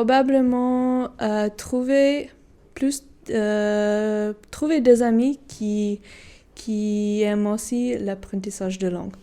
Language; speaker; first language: French; non-native, learner; English